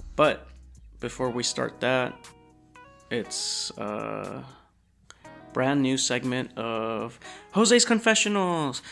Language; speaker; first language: English; early bilingual, other home language; Spanish